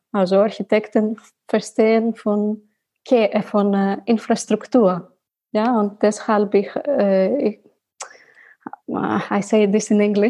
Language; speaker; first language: German; non-native, learner; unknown